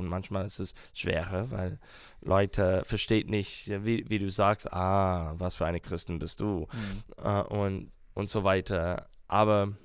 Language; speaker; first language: German; non-native, fluent; English